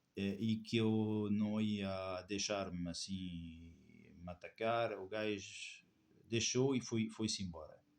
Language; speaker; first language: Portuguese; non-native, fluent; French